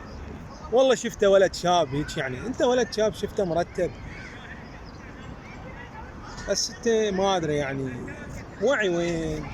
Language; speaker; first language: Arabic; native; Arabic